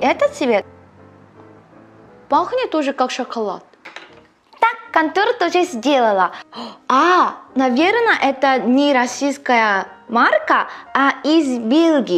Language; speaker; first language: Russian; non-native, learner; Korean